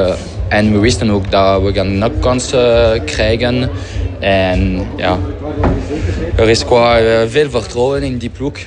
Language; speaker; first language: Dutch; non-native, fluent; French